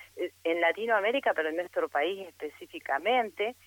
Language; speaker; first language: Spanish; native; Spanish